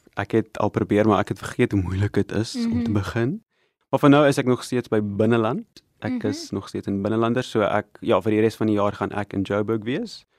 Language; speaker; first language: Afrikaans; non-native, local second language; English